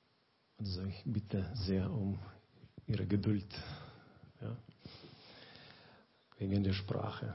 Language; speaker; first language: German; non-native, learner; Lithuanian